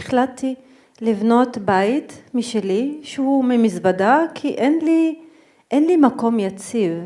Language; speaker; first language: Hebrew; non-native, local second language; Arabic